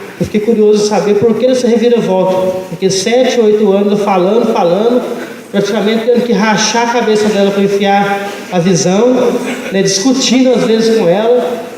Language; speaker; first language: Portuguese; native; Portuguese